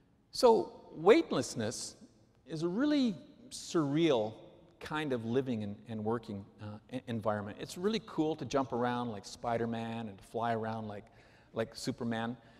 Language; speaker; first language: English; native; English